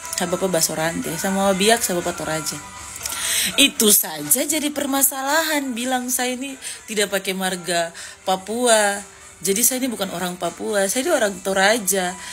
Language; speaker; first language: Indonesian; native; Indonesian